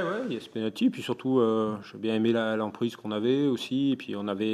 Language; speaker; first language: French; native; French